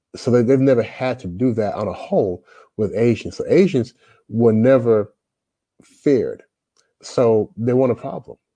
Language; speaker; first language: English; native; English